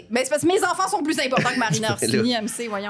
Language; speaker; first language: French; native; French